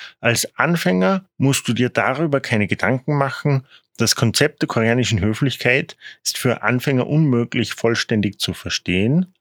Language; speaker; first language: German; native; German